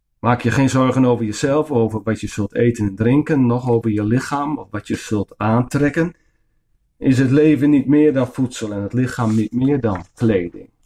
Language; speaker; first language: Dutch; non-native, local second language; Western Frisian